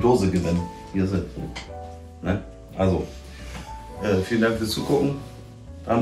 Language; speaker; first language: German; native; German